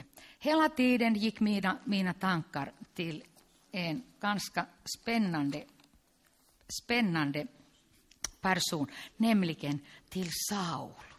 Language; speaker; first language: Swedish; non-native, local second language; Finnish